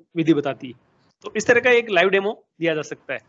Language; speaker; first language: Hindi; native; Hindi